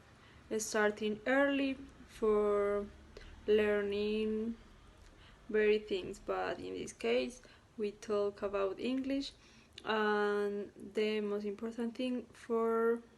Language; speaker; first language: English; non-native, learner; Spanish